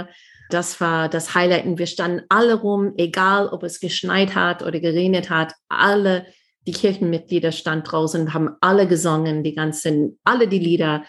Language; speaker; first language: German; non-native, fluent; English